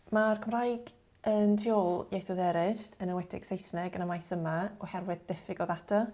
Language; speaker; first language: Welsh; non-native, fluent; English